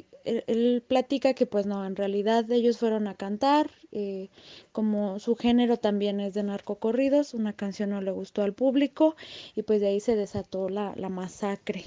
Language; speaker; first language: Spanish; native; Spanish